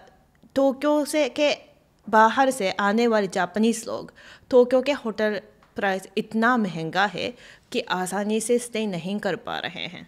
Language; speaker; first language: Hindi; non-native, fluent; Japanese